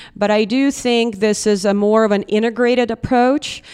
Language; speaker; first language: English; non-native, fluent; Russian